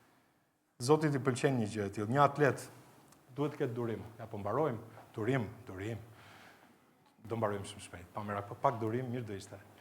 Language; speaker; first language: Albanian; native; Albanian